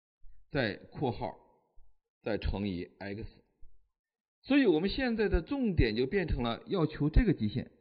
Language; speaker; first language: Chinese; native; Chinese